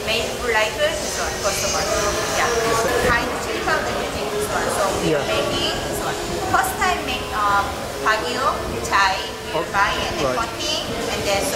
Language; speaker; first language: English; non-native, learner; Korean